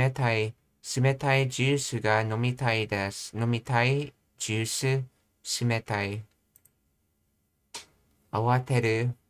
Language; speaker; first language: Japanese; non-native, learner; English